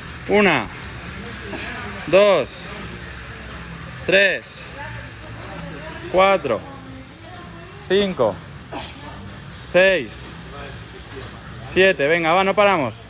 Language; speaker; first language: Spanish; non-native, local second language; Catalan